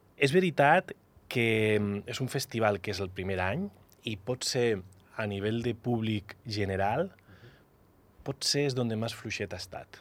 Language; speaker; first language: Catalan; non-native, local second language; Spanish